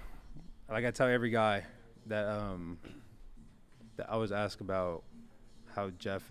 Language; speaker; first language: English; native; English